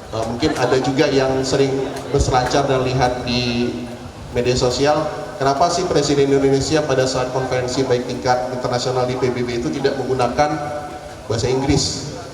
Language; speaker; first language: Indonesian; non-native, local second language; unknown